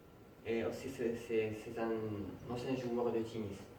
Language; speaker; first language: French; non-native, fluent; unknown